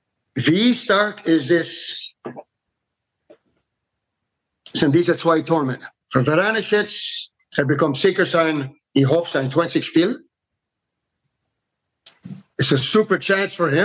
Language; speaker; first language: German; non-native, fluent; English